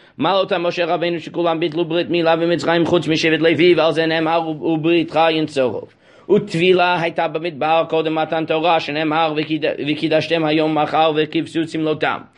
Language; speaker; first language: Hebrew; non-native, fluent; English